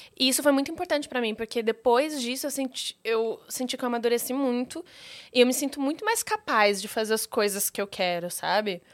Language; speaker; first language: Portuguese; native; Portuguese